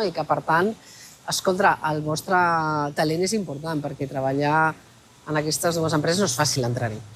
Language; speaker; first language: Catalan; native; Catalan